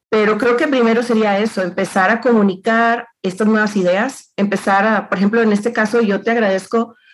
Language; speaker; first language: Spanish; native; Spanish